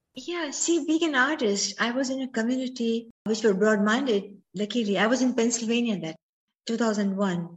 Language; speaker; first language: English; non-native, local second language; Sindhi